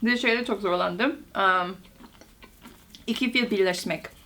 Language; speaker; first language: Turkish; non-native, fluent; Korean